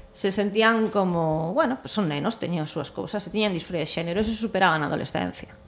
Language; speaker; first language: Galician; non-native, local second language; Spanish